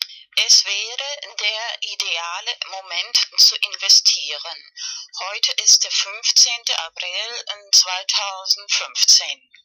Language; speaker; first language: German; non-native, fluent; Spanish